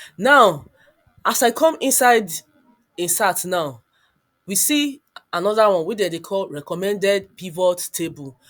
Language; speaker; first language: Nigerian Pidgin; non-native, local second language; Yoruba